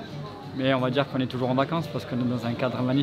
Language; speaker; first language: French; native; French